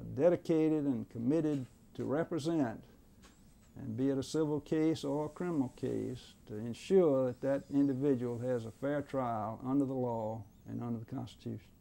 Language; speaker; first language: English; native; English